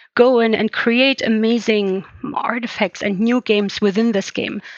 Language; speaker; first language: English; non-native, fluent; German